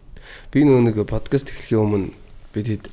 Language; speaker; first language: Mongolian; native; Mongolian